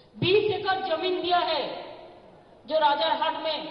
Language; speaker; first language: Hindi; non-native, local second language; Bangla